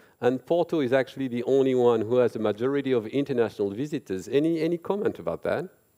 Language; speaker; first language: English; non-native, fluent; French